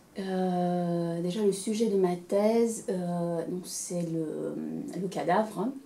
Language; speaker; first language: French; non-native, fluent; Romanian